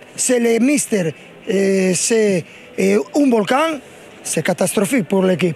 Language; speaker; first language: French; non-native, fluent; Spanish